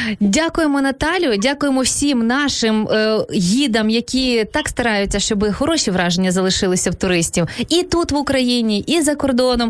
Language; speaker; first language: Ukrainian; native; Ukrainian